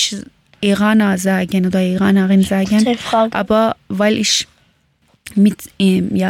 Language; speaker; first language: German; non-native, learner; Persian